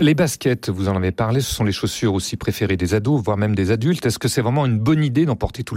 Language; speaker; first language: French; native; French